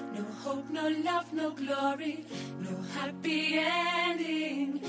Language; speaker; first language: Italian; native; Italian